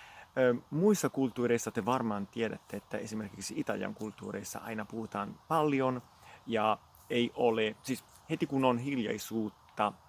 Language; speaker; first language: Finnish; non-native, fluent; Italian